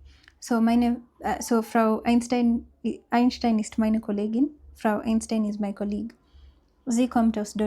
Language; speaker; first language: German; non-native, fluent; English